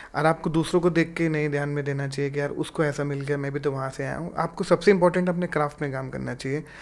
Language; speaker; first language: Hindi; native; Hindi